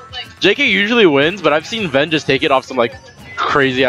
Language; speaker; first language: English; native; English